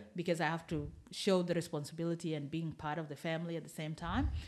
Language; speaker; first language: English; non-native, fluent; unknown